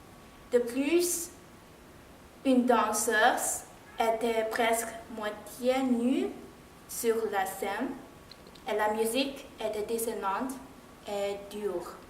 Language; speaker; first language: French; non-native, learner; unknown